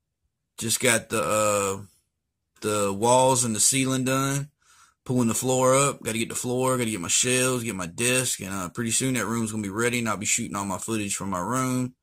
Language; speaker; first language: English; native; English